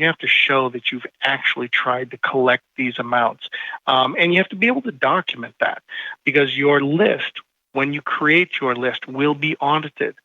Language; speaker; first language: English; native; English